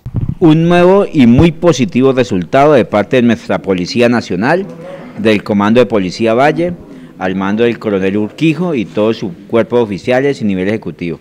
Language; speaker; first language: Spanish; native; Spanish